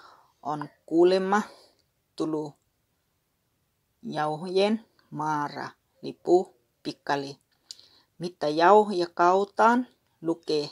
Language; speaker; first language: Finnish; non-native, learner; Northeastern Thai